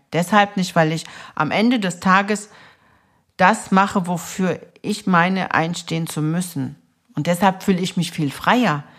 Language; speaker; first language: German; early bilingual, other home language; Turkish